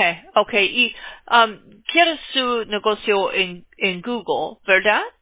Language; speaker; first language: Spanish; non-native, learner; English